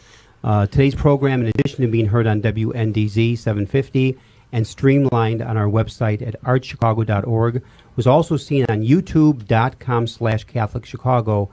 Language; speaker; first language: English; native; English